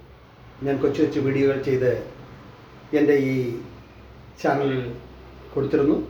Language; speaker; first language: Malayalam; native; Malayalam